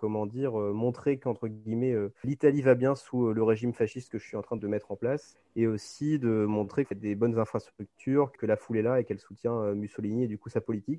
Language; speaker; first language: French; native; French